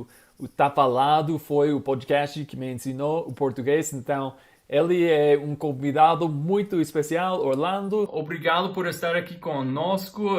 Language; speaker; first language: Portuguese; non-native, fluent; English